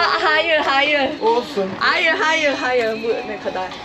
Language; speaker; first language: Turkish; non-native, learner; Korean